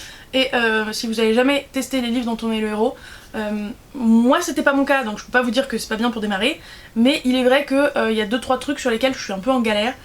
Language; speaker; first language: French; native; French